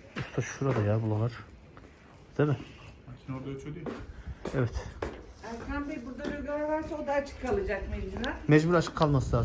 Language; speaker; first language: Turkish; native; Turkish